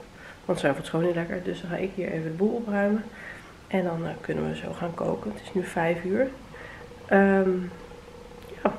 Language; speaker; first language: Dutch; native; Dutch